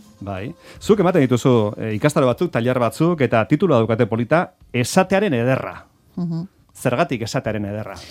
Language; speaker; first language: Basque; native; Basque